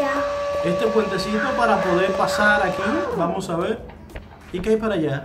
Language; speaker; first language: Spanish; native; Spanish